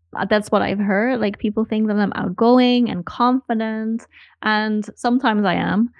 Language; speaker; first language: English; non-native, fluent; Dutch